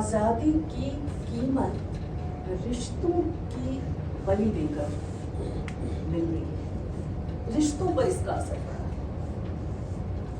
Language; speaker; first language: Hindi; native; Hindi